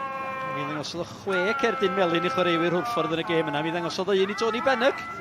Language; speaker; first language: Welsh; native; Welsh